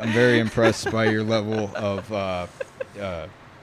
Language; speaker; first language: English; early bilingual, other home language; Italian